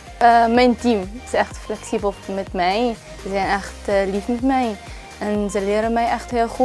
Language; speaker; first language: Dutch; non-native, fluent; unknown